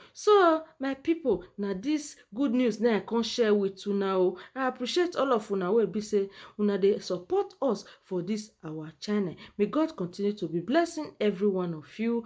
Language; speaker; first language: Nigerian Pidgin; native; Nigerian Pidgin